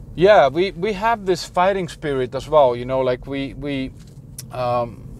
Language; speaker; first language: English; non-native, fluent; Icelandic